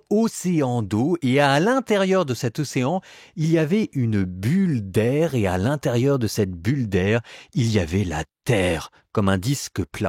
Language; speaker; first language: French; native; French